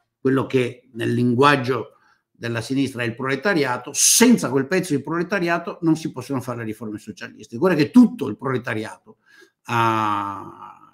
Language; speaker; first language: Italian; native; Italian